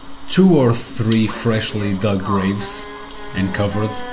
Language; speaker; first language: English; non-native, fluent; Portuguese